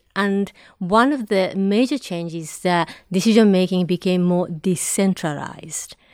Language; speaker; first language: English; non-native, fluent; Japanese